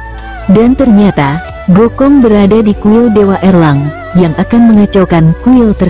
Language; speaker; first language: Indonesian; native; Indonesian